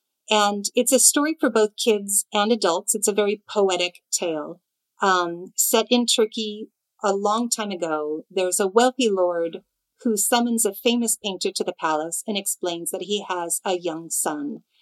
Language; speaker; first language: English; native; English